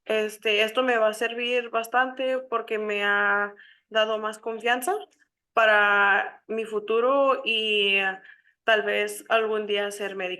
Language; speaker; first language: Spanish; early bilingual, heritage; Spanish